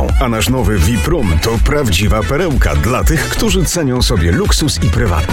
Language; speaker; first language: Polish; native; Polish